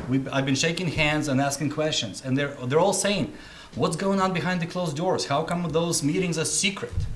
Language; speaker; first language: English; non-native, fluent; Russian